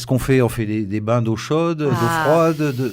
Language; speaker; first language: French; native; French